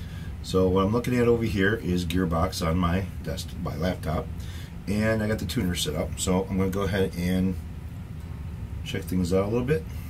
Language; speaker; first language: English; native; English